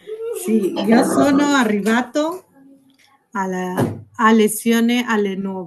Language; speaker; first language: Italian; non-native, learner; Spanish